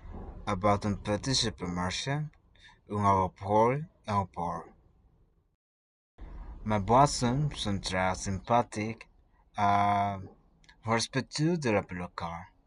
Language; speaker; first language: French; non-native, learner; Spanish